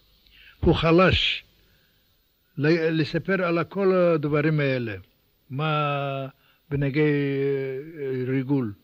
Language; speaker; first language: Hebrew; non-native, learner; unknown